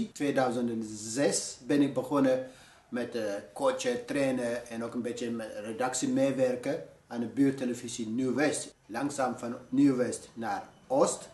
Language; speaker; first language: Dutch; non-native, fluent; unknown